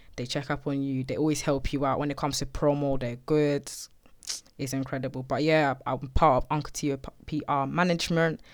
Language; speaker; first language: English; native; English